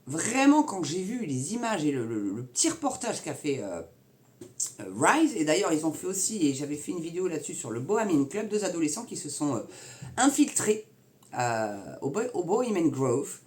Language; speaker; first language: French; native; French